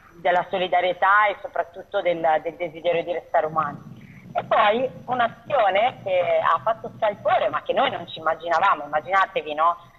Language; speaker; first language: Italian; early bilingual, other home language; Tigrinya